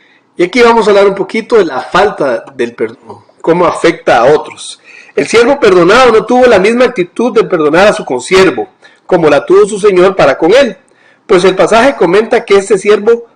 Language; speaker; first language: Spanish; native; Spanish